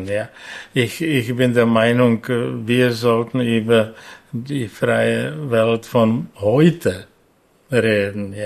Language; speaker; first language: German; non-native, fluent; Czech